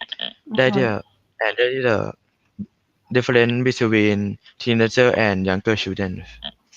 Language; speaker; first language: English; non-native, learner; Thai